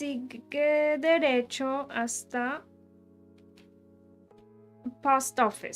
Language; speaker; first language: Spanish; early bilingual, heritage; Spanish